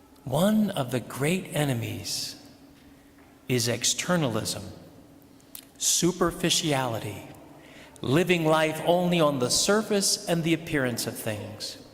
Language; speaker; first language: English; native; English